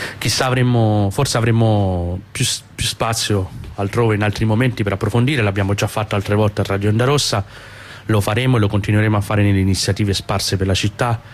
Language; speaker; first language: Italian; non-native, fluent; Spanish